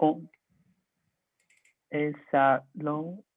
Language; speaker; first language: French; non-native, learner; Chinese